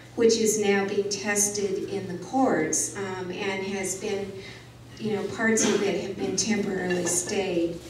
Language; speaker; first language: English; native; English